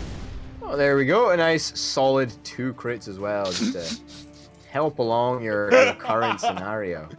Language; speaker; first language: English; native; English